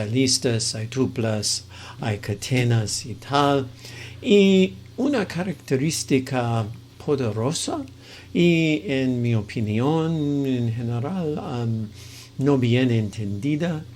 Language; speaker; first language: Spanish; non-native, fluent; English